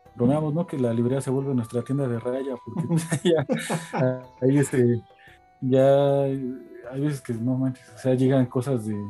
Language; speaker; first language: Spanish; native; Spanish